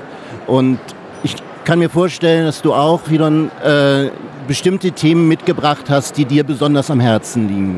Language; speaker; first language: German; native; German